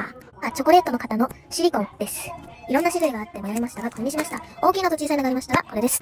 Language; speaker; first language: Japanese; early bilingual, other home language; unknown